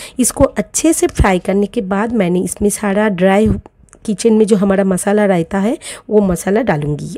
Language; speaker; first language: Hindi; non-native, local second language; Bangla